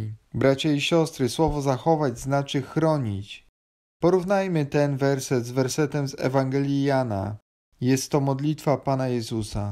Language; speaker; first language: Polish; native; Polish